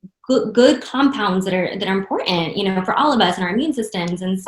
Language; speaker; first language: English; native; English